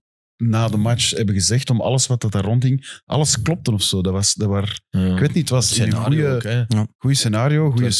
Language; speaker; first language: Dutch; native; Dutch